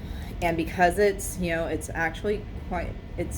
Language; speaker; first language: English; native; English